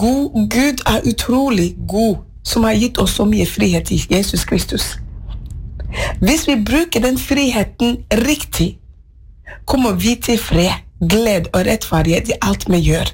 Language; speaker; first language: Norwegian; non-native, fluent; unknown